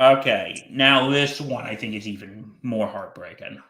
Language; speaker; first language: English; native; English